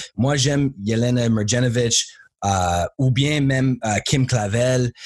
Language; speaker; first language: French; native; French